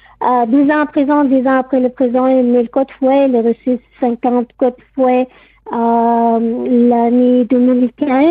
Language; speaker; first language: French; non-native, learner; Arabic